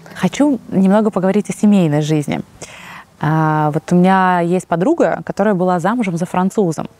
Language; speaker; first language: Russian; native; Russian